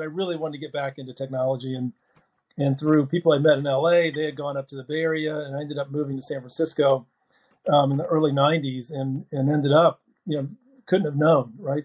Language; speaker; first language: English; native; English